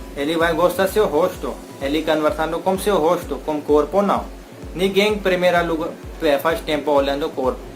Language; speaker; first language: Portuguese; non-native, learner; Hindi